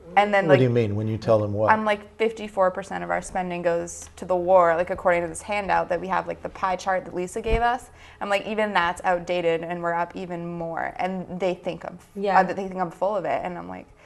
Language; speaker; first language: English; native; English